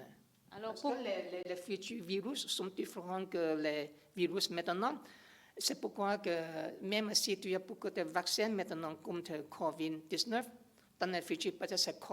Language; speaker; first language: French; non-native, learner; English